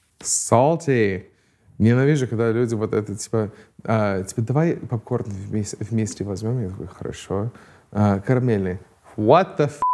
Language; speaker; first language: Russian; non-native, fluent; English